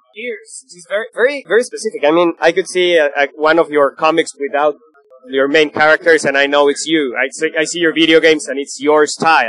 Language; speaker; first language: English; non-native, fluent; Spanish